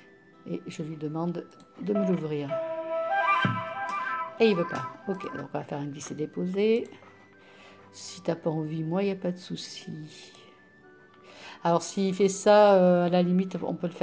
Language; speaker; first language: French; native; French